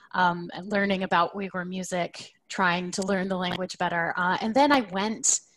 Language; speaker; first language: English; native; English